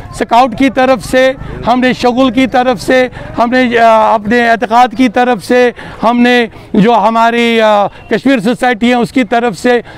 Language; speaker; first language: Hindi; non-native, local second language; Kashmiri